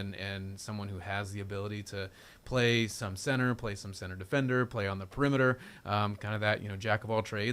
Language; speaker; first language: English; native; English